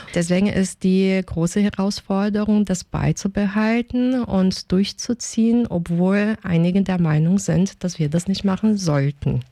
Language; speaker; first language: German; non-native, fluent; Portuguese